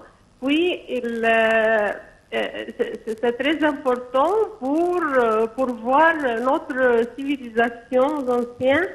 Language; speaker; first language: French; non-native, local second language; Arabic